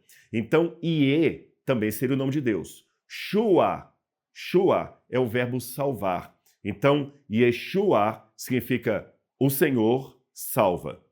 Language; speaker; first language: Portuguese; native; Portuguese